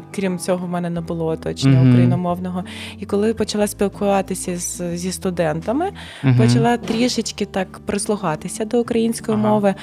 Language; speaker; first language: Ukrainian; non-native, local second language; Russian